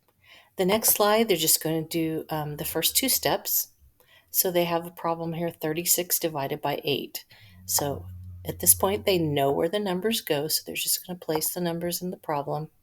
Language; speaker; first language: English; native; English